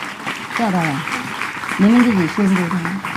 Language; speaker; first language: Chinese; non-native, fluent; Vietnamese